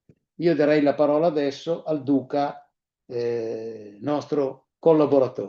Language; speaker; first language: Italian; native; Italian